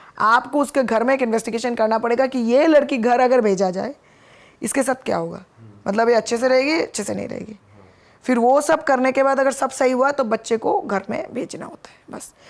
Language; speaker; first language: Hindi; non-native, local second language; Bangla